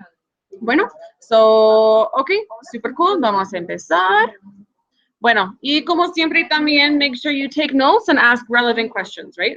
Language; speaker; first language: Spanish; non-native, fluent; English